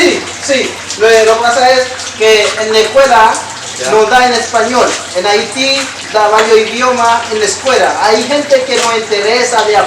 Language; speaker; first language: Spanish; non-native, learner; Haitian Creole